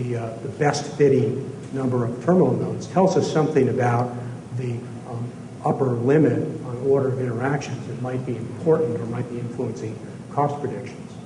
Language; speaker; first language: English; native; English